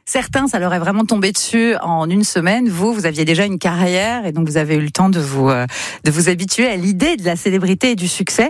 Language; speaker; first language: French; native; French